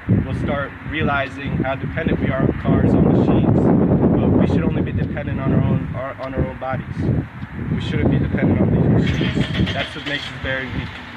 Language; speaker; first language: English; native; English